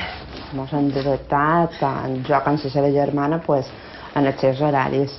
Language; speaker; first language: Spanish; non-native, local second language; Catalan